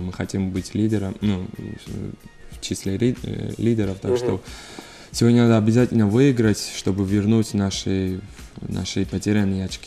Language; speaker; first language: Russian; non-native, learner; Georgian